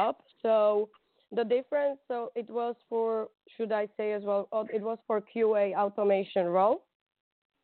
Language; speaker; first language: English; non-native, fluent; Slovak